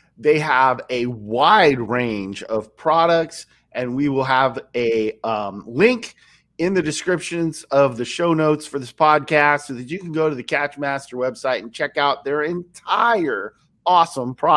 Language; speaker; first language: English; native; English